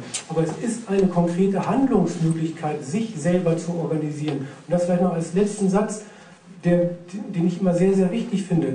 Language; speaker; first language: German; native; German